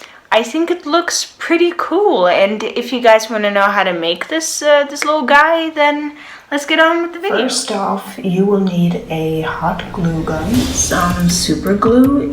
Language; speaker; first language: English; non-native, fluent; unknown